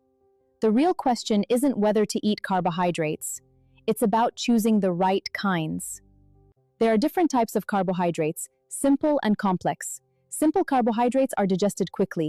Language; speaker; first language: English; non-native, fluent; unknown